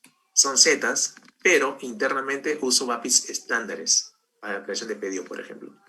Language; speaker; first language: Spanish; native; Spanish